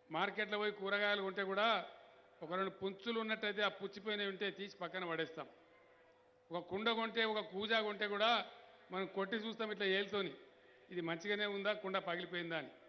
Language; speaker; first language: Telugu; native; Telugu